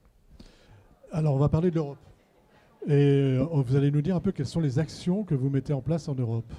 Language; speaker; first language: French; native; French